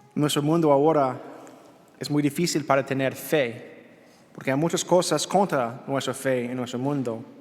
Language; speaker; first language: Spanish; non-native, learner; English